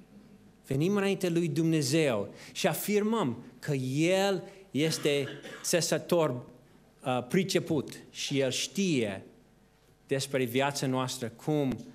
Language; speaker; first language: Romanian; non-native, fluent; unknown